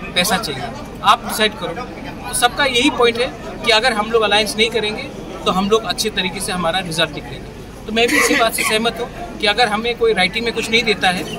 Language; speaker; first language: Hindi; non-native, local second language; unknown